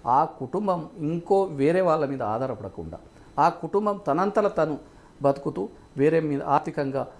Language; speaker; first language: Telugu; non-native, local second language; Lambadi